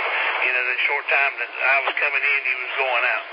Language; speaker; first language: English; native; English